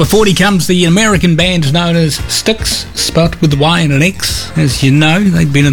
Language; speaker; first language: English; native; English